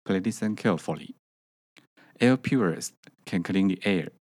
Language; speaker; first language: English; non-native, learner; Chinese